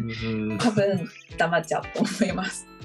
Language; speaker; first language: Japanese; non-native, fluent; Chinese